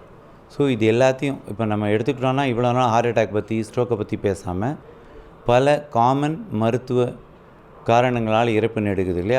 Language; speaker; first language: Tamil; native; Tamil